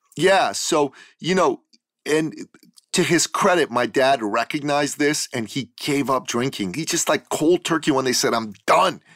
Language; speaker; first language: English; native; English